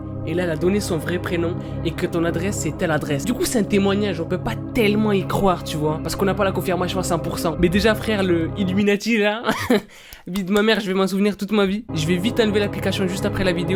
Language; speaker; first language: French; native; French